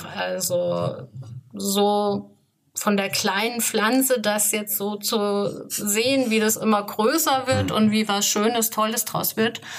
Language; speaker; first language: German; native; German